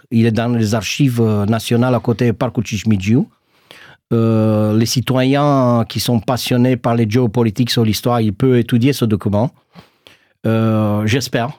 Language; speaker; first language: French; non-native, fluent; Romanian